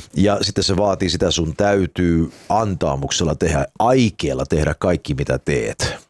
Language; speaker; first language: Finnish; early bilingual, heritage; Finnish